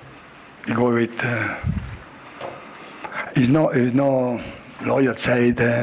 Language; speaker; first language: English; non-native, learner; Italian